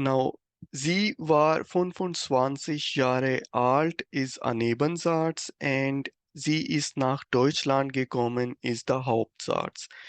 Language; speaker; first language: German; non-native, fluent; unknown